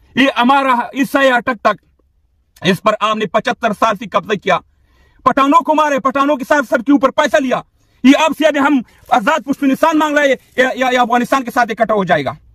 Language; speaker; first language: Urdu; non-native, local second language; Pashto